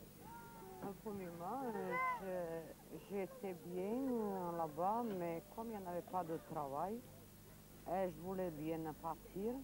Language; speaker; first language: French; non-native, learner; Serbian